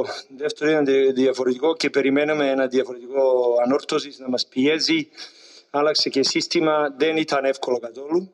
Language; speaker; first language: Greek; non-native, learner; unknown